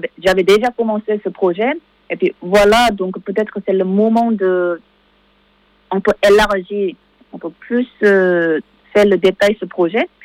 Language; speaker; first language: French; non-native, learner; Korean